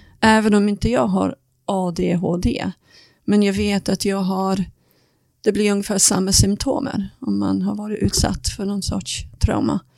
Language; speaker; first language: Swedish; non-native, fluent; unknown